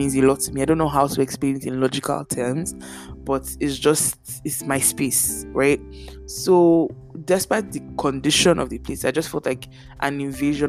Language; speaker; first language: English; non-native, local second language; Yoruba